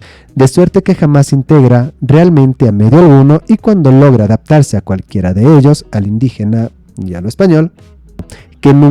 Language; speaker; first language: Spanish; native; Spanish